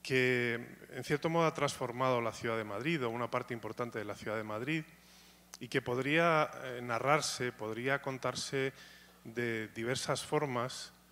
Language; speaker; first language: Spanish; native; Spanish